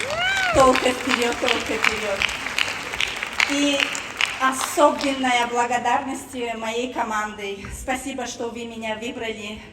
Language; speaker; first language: Russian; non-native, fluent; Tajik